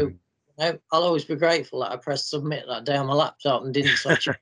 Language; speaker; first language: English; native; English